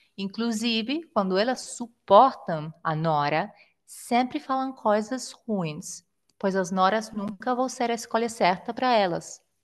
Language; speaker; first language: Portuguese; non-native, fluent; Italian